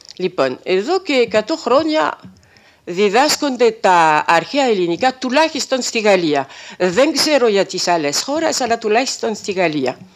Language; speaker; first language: Greek; non-native, fluent; French